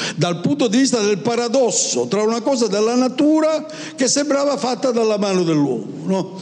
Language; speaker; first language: Italian; native; Italian